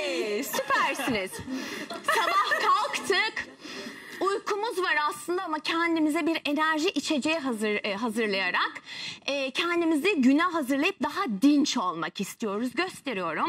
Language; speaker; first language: Turkish; native; Turkish